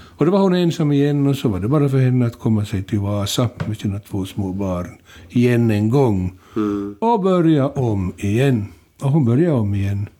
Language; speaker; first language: Swedish; native; Swedish